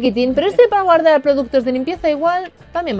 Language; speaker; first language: Spanish; native; Spanish